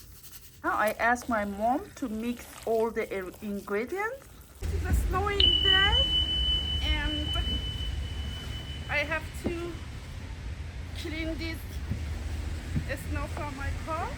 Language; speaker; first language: English; non-native, fluent; Persian